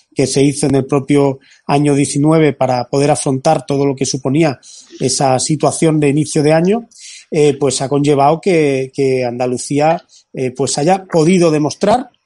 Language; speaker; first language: Spanish; native; Spanish